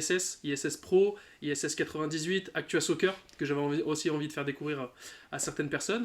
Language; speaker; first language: French; native; French